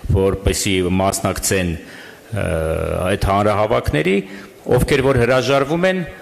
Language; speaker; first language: Armenian; native; Armenian